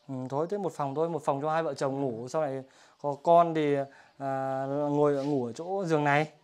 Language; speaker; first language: Vietnamese; native; Vietnamese